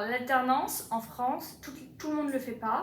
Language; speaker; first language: French; native; French